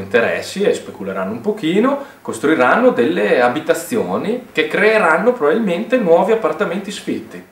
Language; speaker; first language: Italian; native; Italian